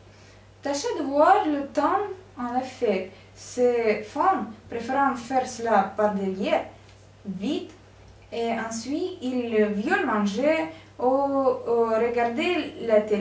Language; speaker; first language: French; non-native, learner; Russian